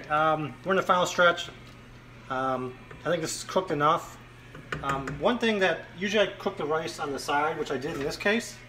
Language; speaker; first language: English; native; English